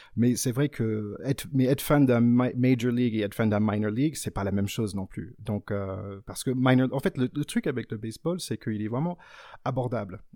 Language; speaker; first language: French; non-native, fluent; English